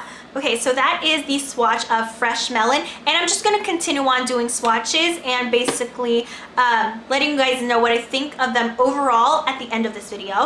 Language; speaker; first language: English; non-native, local second language; Filipino